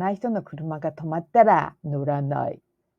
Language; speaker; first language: Japanese; non-native, learner; English